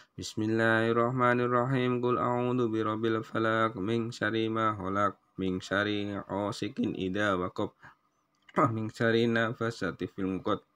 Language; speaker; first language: Arabic; non-native, learner; Indonesian